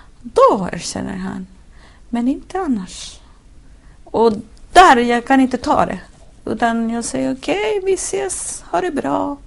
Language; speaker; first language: Swedish; non-native, fluent; Spanish